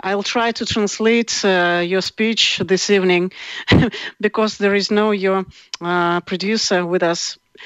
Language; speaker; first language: English; non-native, learner; Russian